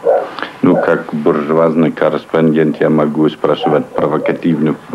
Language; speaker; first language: Russian; non-native, learner; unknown